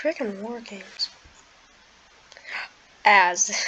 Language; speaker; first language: English; native; English